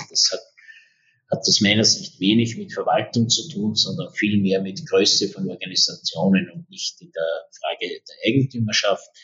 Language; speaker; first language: German; native; German